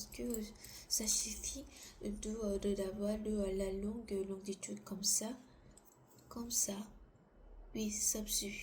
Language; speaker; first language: French; non-native, learner; Korean